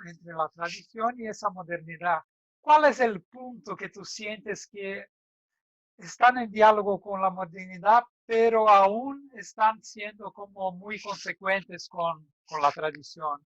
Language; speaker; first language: Spanish; non-native, fluent; Portuguese